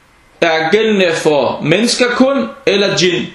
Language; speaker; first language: Danish; non-native, fluent; Arabic